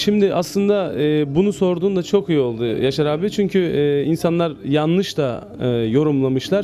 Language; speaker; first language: Turkish; native; Turkish